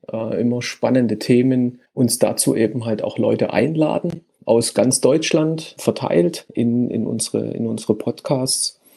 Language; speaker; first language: German; native; German